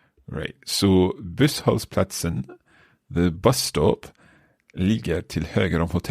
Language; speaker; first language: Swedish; non-native, learner; English